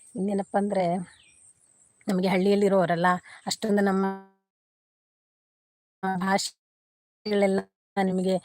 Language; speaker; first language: Kannada; non-native, local second language; Tulu